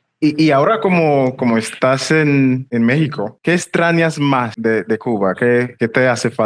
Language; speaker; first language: Spanish; non-native, fluent; English